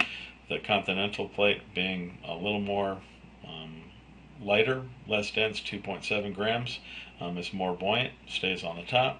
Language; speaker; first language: English; native; English